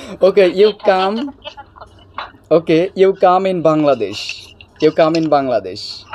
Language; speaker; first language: English; non-native, learner; Bangla